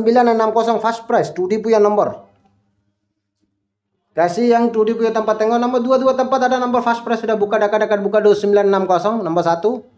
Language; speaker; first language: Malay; non-native, local second language; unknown